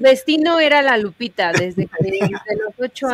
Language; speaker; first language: Spanish; native; Spanish